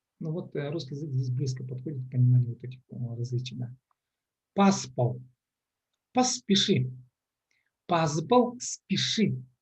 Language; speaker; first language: Russian; non-native, local second language; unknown